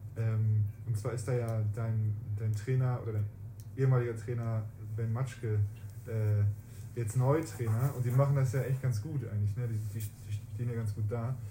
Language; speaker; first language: German; native; German